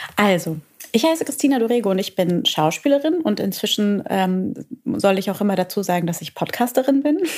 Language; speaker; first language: German; early bilingual, other home language; Portuguese